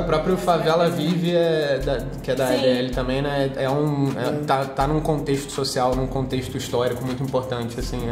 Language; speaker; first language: Portuguese; native; Portuguese